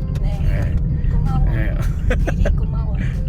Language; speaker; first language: Korean; non-native, learner; Vietnamese